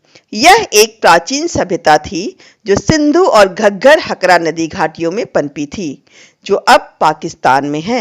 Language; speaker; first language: Hindi; native; Hindi